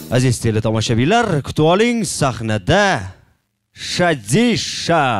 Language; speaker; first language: Uzbek; native; Uzbek